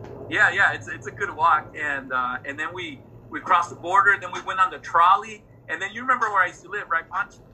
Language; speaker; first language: English; early bilingual, other home language; Spanish